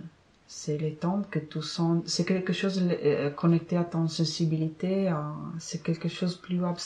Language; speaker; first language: French; non-native, fluent; Italian